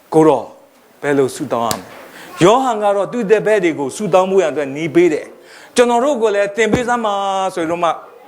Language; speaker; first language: Burmese; non-native, local second language; Kachin